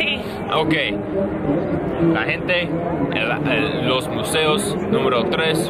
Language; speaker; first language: Spanish; non-native, learner; English